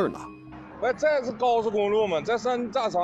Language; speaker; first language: Chinese; native; Chinese